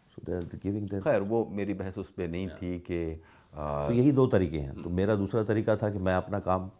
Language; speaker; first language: Hindi; native; Hindi